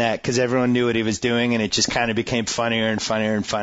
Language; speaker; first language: English; native; English